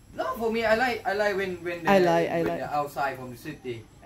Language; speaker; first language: English; non-native, learner; Thai